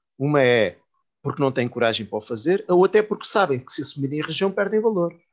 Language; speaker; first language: Portuguese; native; Portuguese